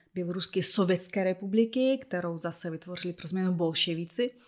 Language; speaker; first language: Czech; non-native, fluent; Russian